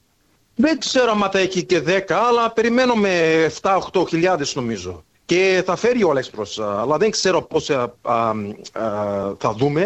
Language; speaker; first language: Greek; early bilingual, heritage; English